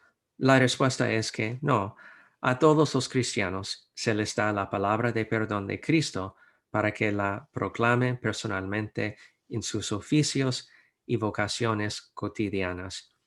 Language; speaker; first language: Spanish; non-native, fluent; English